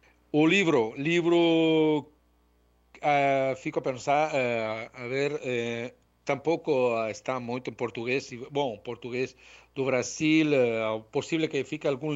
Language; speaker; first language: Portuguese; non-native, learner; Spanish